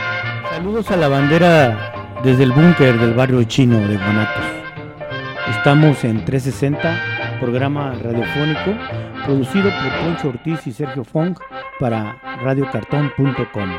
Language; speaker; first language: Spanish; native; Spanish